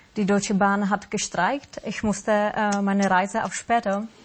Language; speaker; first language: German; non-native, fluent; Russian